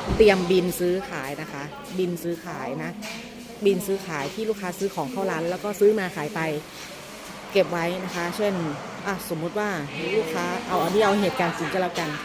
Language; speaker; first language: Thai; native; Thai